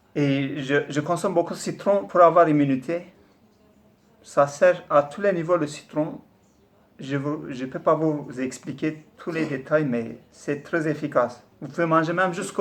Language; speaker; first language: French; non-native, fluent; Turkish